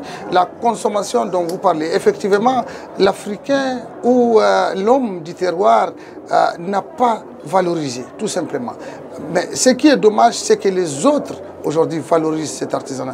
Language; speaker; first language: French; non-native, local second language; Tamasheq